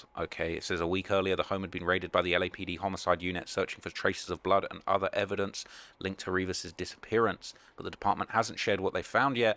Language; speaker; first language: English; native; English